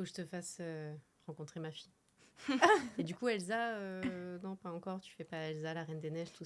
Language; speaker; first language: French; native; French